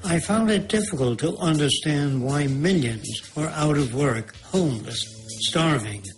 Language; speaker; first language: English; native; English